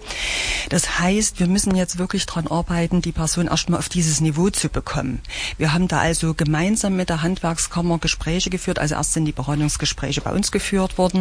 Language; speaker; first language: German; native; German